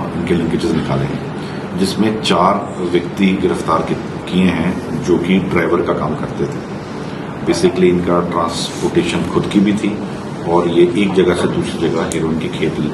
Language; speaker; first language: Hindi; non-native, local second language; Punjabi